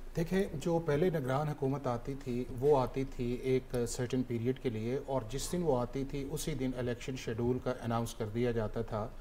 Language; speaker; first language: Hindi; native; Hindi